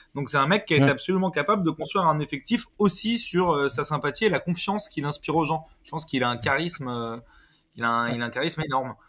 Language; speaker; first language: French; native; French